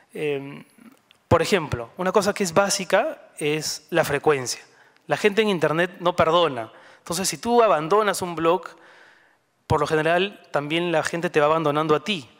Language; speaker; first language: Spanish; native; Spanish